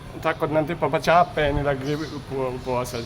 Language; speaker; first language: Indonesian; non-native, fluent; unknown